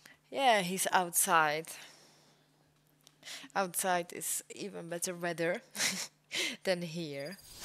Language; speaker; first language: English; non-native, fluent; Czech